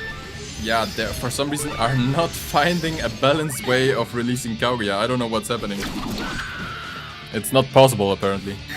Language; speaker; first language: English; non-native, fluent; German